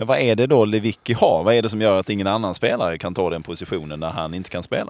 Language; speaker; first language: Swedish; native; Swedish